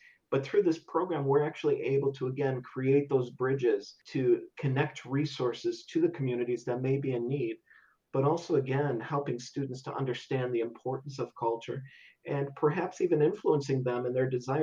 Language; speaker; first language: English; native; English